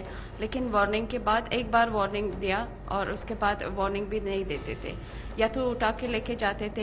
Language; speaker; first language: Hindi; non-native, learner; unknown